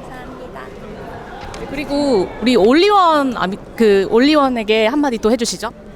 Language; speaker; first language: Korean; native; Korean